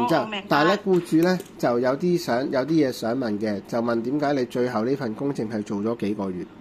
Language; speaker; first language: Cantonese; native; Cantonese